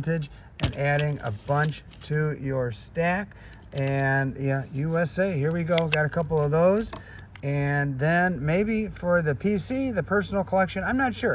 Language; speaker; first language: English; native; English